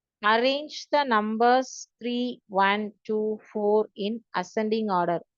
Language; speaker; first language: English; non-native, local second language; Tamil